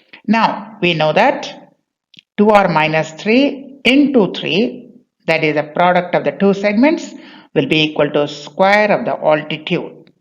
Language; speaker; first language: English; non-native, local second language; Bangla